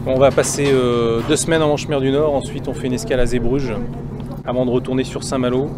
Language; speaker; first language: French; native; French